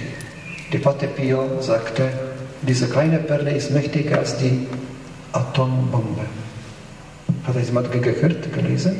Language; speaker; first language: German; non-native, fluent; Polish